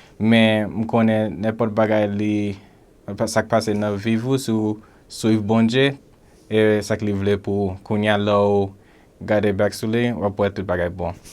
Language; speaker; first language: Haitian Creole; early bilingual, heritage; Haitian Creole